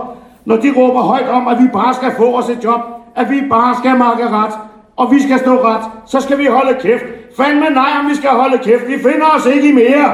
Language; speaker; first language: Danish; native; Danish